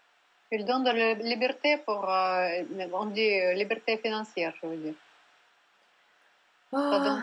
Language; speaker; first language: French; non-native, learner; Russian